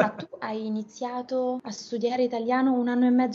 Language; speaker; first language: Italian; native; Italian